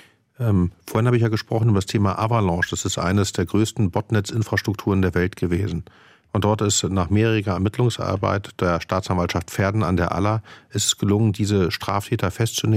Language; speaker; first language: German; native; German